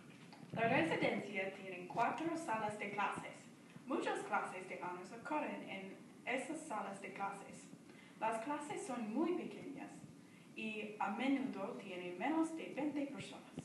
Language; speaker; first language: Spanish; non-native, learner; English